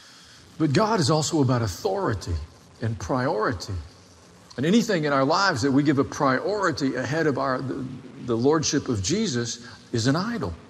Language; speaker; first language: English; native; English